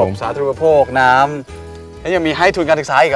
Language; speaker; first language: Thai; native; Thai